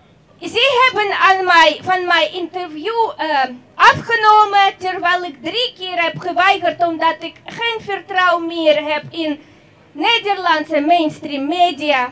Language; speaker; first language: Dutch; non-native, fluent; Russian